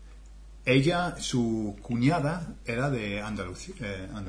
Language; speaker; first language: Spanish; non-native, fluent; English